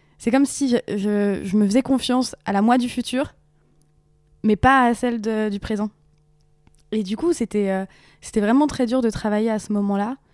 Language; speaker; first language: French; native; French